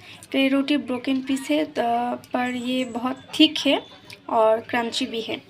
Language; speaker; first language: Hindi; non-native, local second language; Bangla